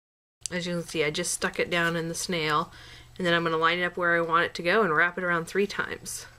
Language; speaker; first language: English; native; English